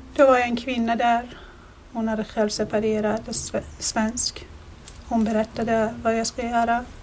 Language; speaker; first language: Swedish; non-native, fluent; Persian